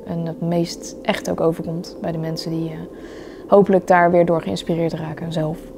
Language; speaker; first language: Dutch; early bilingual, other home language; Vietnamese